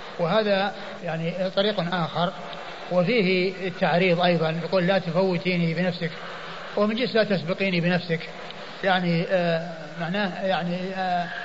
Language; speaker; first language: Arabic; native; Arabic